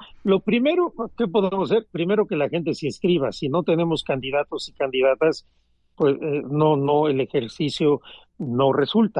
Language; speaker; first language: Spanish; native; Spanish